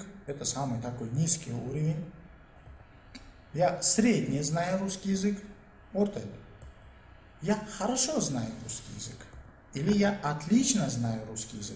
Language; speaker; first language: Russian; non-native, local second language; Uzbek